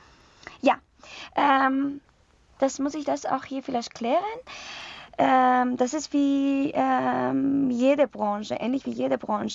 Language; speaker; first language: German; non-native, learner; Persian